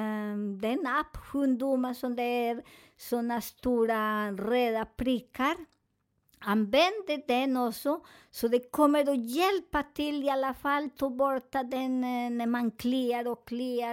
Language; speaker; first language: Swedish; non-native, learner; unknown